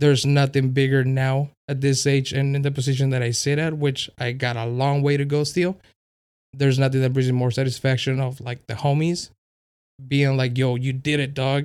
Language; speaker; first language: English; non-native, fluent; Spanish